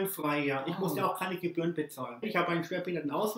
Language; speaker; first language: German; early bilingual, other home language; English